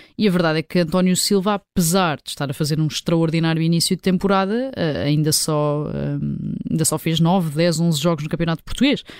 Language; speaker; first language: Portuguese; native; Portuguese